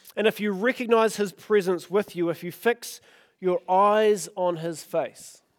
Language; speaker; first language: English; native; English